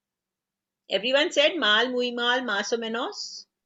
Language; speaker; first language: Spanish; non-native, fluent; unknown